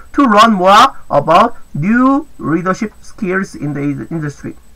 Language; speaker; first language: English; non-native, fluent; Korean